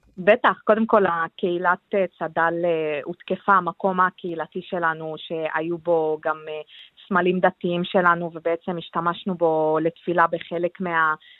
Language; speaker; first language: Hebrew; non-native, local second language; Arabic